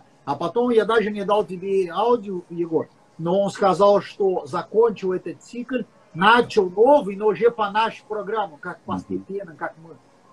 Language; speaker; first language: Russian; non-native, learner; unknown